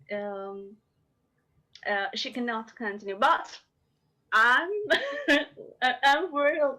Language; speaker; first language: English; non-native, learner; Persian